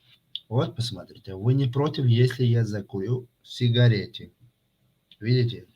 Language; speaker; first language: Russian; non-native, fluent; Tajik